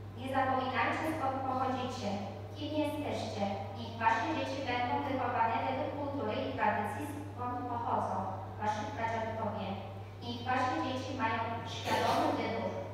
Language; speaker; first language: Polish; early bilingual, heritage; Polish